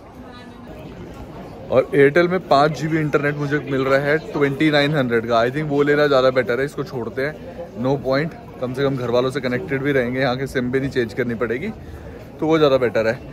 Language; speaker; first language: Hindi; native; Hindi